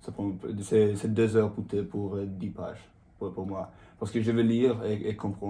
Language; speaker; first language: French; non-native, learner; Swedish